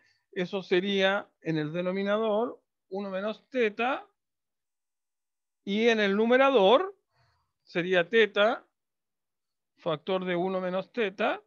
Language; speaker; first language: Spanish; native; Spanish